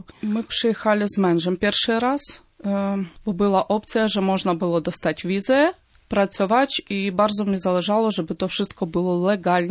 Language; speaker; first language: Polish; non-native, fluent; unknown